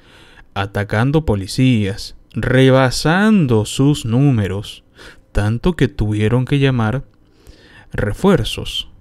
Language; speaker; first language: Spanish; native; Spanish